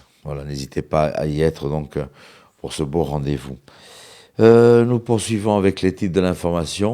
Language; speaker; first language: French; native; French